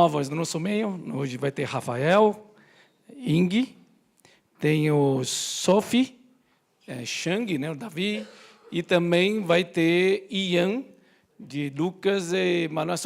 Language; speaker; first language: Portuguese; native; Portuguese